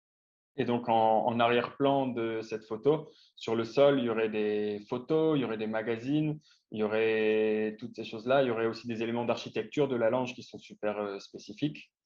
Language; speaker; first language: French; native; French